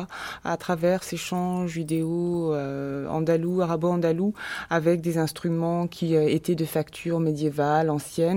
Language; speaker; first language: French; native; French